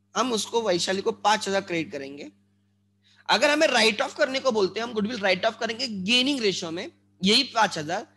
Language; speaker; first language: Hindi; non-native, local second language; Marathi